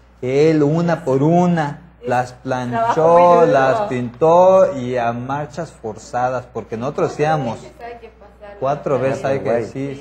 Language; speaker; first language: Spanish; native; Spanish